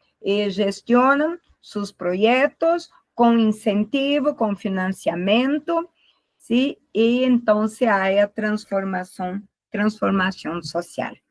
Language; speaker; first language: Spanish; non-native, learner; Portuguese